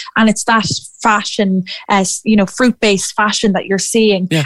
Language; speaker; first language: English; native; English